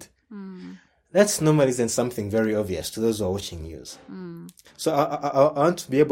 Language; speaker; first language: English; non-native, local second language; Ganda